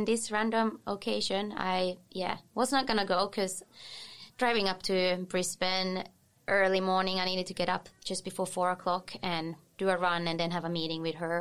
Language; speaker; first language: English; non-native, fluent; Finnish